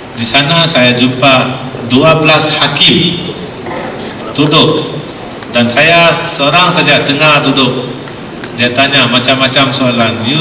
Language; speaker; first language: Malay; non-native, local second language; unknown